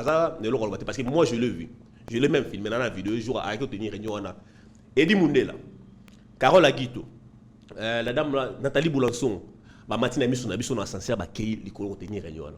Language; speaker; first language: French; non-native, local second language; Lingala